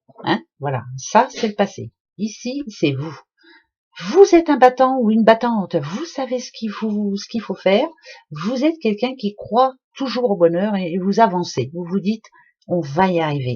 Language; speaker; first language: French; native; French